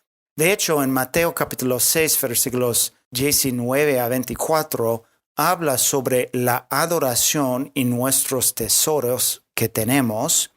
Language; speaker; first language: Spanish; non-native, fluent; English